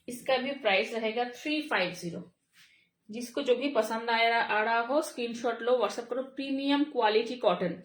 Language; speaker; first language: Hindi; non-native, local second language; Bangla